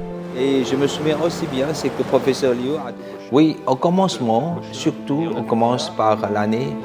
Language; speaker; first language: French; non-native, fluent; Chinese